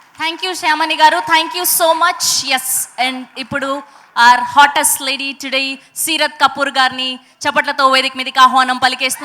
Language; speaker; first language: Telugu; native; Telugu